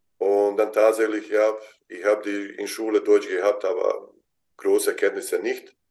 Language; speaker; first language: German; non-native, fluent; Bosnian